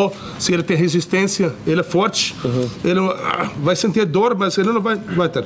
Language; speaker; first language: Portuguese; non-native, learner; English